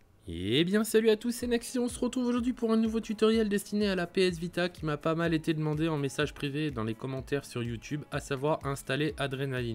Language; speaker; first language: French; native; French